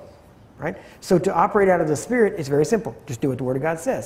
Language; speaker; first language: English; native; English